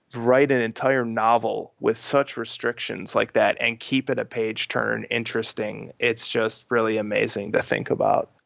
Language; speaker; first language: English; native; English